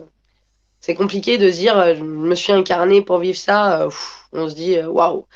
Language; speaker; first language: French; native; French